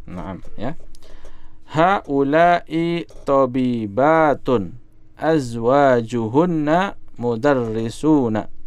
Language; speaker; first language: Arabic; non-native, fluent; Indonesian